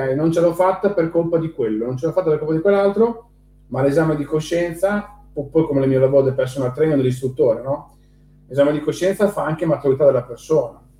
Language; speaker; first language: Italian; native; Italian